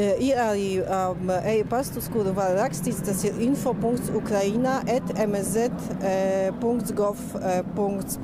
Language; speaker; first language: Latvian; non-native, fluent; Polish